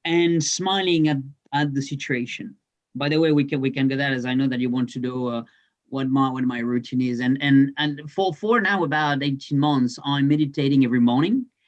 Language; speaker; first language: English; non-native, fluent; French